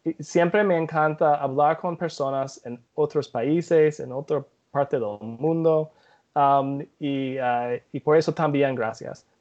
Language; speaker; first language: Spanish; non-native, learner; English